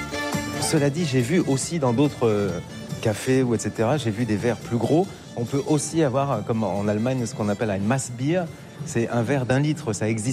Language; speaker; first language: French; native; French